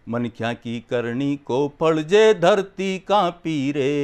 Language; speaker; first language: Hindi; native; Hindi